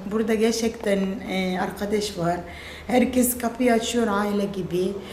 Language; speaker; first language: Turkish; non-native, learner; Arabic